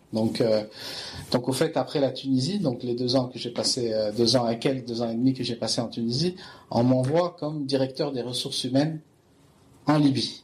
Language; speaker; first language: French; non-native, local second language; Arabic